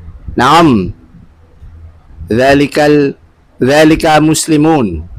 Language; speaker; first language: Arabic; non-native, learner; Indonesian